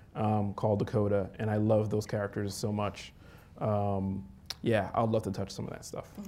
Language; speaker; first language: English; early bilingual, other home language; Haitian Creole